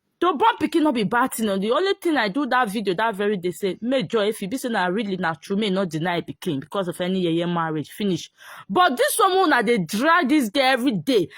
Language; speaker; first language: Nigerian Pidgin; native; Nigerian Pidgin